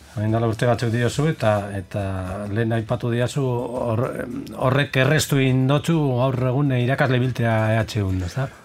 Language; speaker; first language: Basque; native; Basque